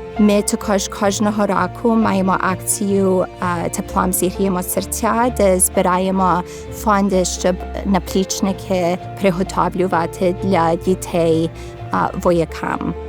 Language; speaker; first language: Ukrainian; early bilingual, heritage; Ukrainian